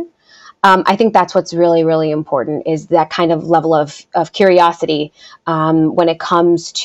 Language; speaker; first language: English; early bilingual, other home language; Spanish